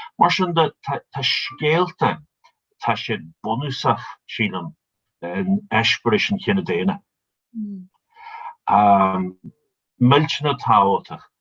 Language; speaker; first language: Irish; native; Irish